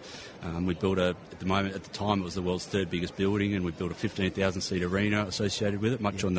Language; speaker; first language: English; native; English